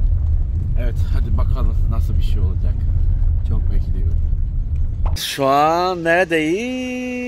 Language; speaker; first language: Turkish; non-native, learner; Chinese